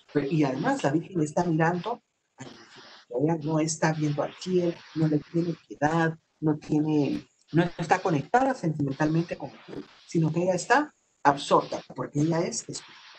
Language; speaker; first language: Spanish; native; Spanish